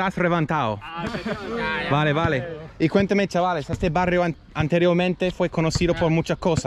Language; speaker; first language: Spanish; native; Spanish